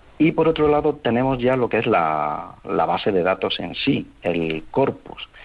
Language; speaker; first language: Spanish; native; Spanish